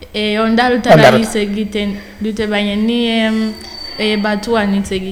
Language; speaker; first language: Basque; non-native, learner; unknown